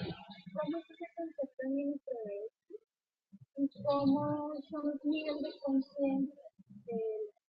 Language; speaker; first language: Portuguese; non-native, fluent; Spanish